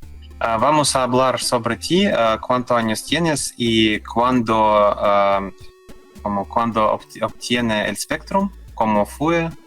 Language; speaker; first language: Spanish; non-native, learner; Russian